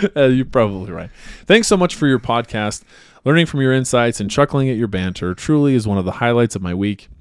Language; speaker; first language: English; native; English